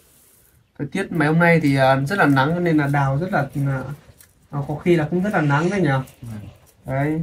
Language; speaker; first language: Vietnamese; native; Vietnamese